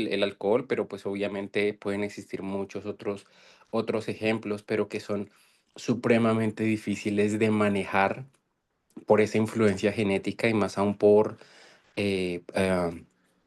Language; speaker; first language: Spanish; native; Spanish